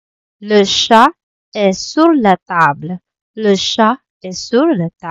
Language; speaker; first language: French; non-native, local second language; Filipino